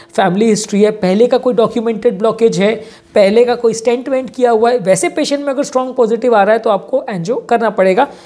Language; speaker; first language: Hindi; native; Hindi